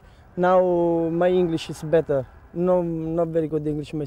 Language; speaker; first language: English; non-native, learner; Italian